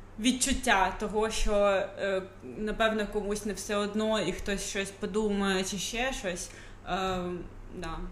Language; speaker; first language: Ukrainian; non-native, local second language; Russian